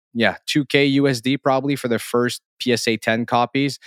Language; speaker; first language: English; non-native, fluent; French